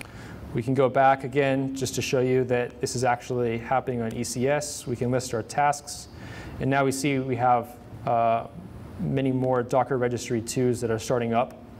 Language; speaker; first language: English; native; English